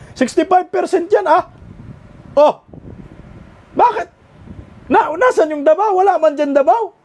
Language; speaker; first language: Filipino; non-native, local second language; Cebuano